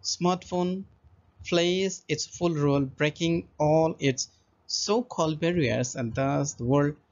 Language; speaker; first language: English; non-native, local second language; Assamese